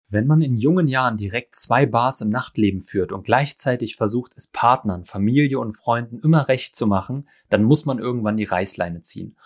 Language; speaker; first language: German; native; German